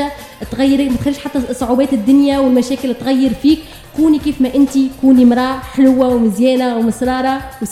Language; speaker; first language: Arabic; native; Arabic